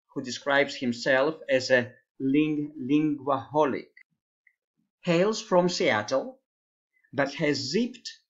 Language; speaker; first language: English; non-native, fluent; Hebrew